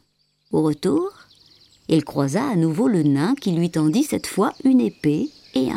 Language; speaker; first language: French; native; French